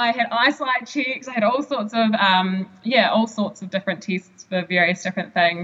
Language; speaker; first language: English; native; English